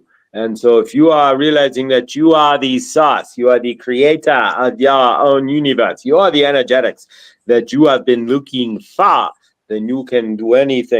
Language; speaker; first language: English; native; English